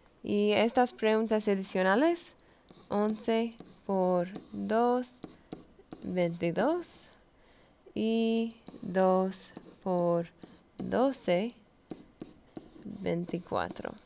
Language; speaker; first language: Spanish; early bilingual, heritage; Spanish